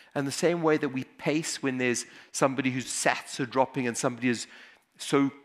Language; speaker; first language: English; native; English